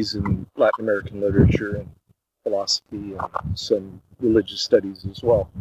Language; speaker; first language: English; early bilingual, other home language; Portuguese